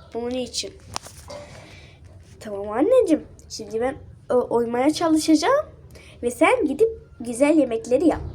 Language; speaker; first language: Turkish; early bilingual, other home language; Arabic